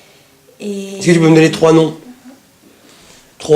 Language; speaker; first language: French; native; French